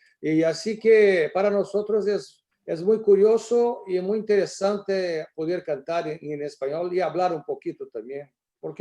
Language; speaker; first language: Spanish; non-native, fluent; Portuguese